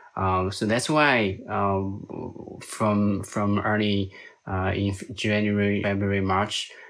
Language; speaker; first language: English; non-native, fluent; Chinese